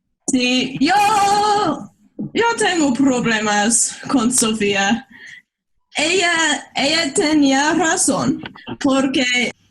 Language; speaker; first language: Spanish; non-native, learner; English